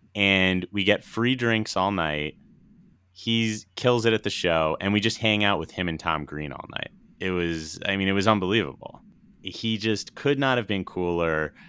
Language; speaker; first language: English; native; English